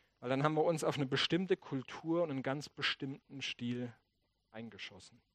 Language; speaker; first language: German; native; German